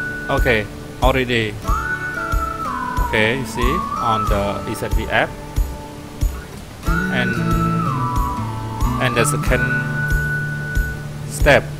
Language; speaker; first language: English; non-native, learner; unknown